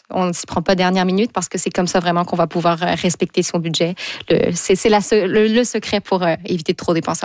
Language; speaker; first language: French; native; French